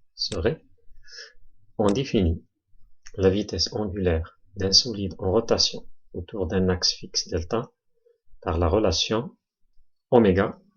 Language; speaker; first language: French; non-native, local second language; Arabic